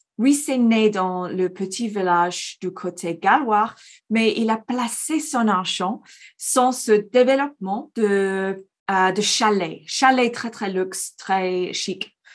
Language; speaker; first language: French; non-native, fluent; English